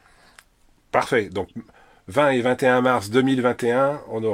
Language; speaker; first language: French; native; French